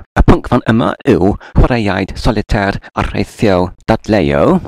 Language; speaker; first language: Welsh; non-native, learner; English